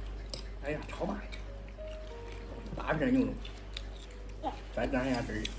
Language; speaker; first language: Chinese; native; Chinese